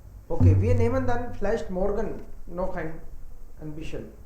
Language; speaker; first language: German; non-native, fluent; Hindi